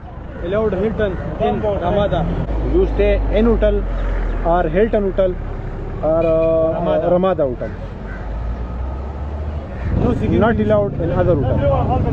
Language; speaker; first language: English; non-native, learner; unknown